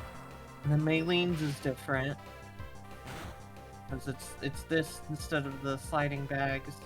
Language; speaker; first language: English; native; English